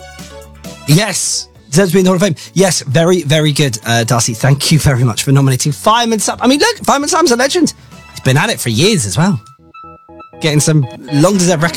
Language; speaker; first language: English; native; English